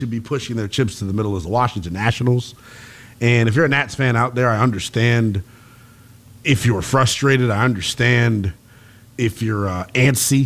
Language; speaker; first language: English; native; English